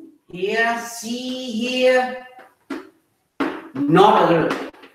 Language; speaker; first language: English; non-native, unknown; Vietnamese